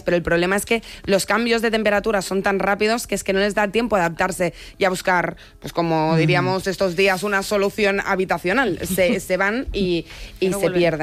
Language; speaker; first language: Spanish; native; Spanish